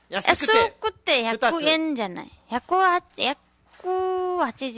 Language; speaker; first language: Japanese; non-native, learner; Nepali